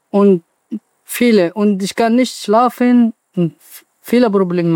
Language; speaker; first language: German; non-native, learner; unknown